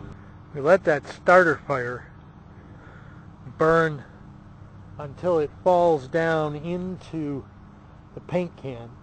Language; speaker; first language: English; native; English